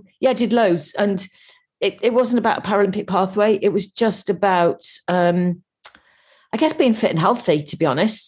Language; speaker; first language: English; native; English